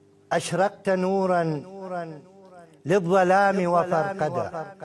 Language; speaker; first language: Arabic; native; Arabic